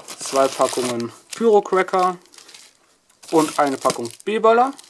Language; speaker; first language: German; native; German